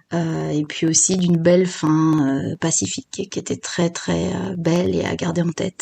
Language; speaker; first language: French; native; French